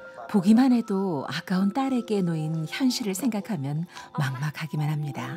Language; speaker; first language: Korean; native; Korean